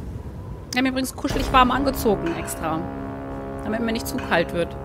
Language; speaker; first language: German; native; German